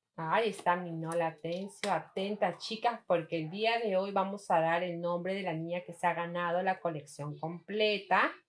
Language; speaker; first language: Spanish; native; Spanish